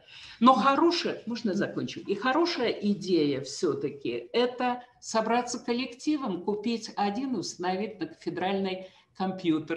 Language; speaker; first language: Russian; native; Russian